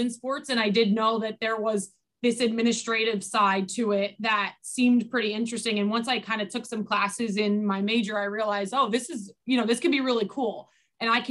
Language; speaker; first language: English; native; English